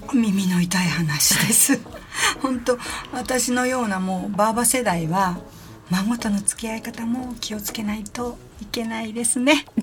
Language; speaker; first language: Japanese; native; Japanese